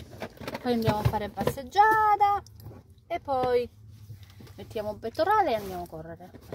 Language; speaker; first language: Italian; non-native, learner; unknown